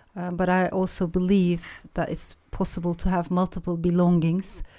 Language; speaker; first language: English; non-native, fluent; Turkish